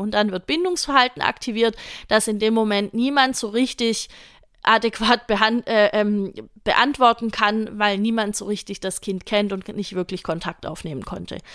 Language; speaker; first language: German; native; German